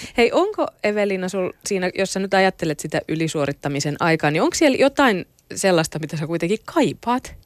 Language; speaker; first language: Finnish; native; Finnish